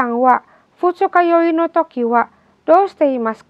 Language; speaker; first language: Japanese; non-native, fluent; Indonesian